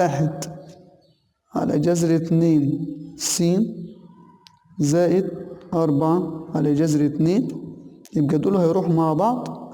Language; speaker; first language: Arabic; native; Arabic